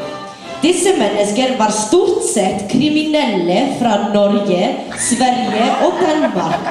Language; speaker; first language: Norwegian; non-native, learner; Icelandic